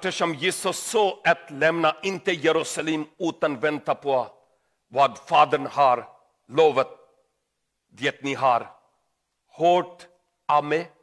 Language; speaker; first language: Swedish; non-native, learner; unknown